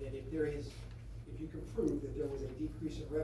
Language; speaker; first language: English; native; English